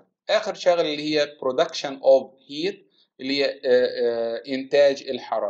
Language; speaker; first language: Arabic; native; Arabic